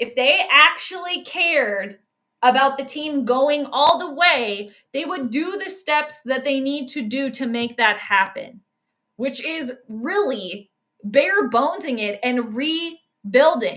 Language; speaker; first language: English; native; English